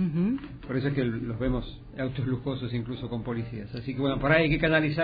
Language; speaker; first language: Spanish; native; Spanish